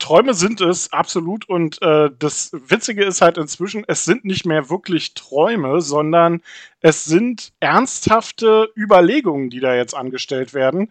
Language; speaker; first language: German; native; German